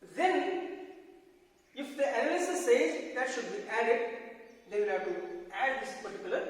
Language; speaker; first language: English; non-native, local second language; Kannada